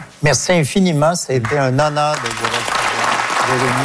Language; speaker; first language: French; native; French